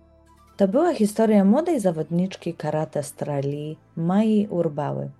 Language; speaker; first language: Polish; native; Polish